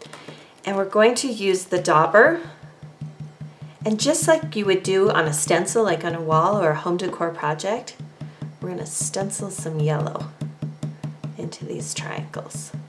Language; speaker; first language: English; native; English